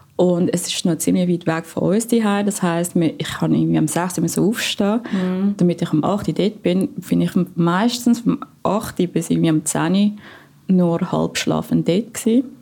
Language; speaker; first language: German; non-native, fluent; Filipino